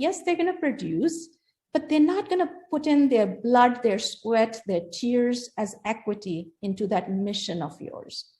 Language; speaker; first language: English; non-native, local second language; Hindi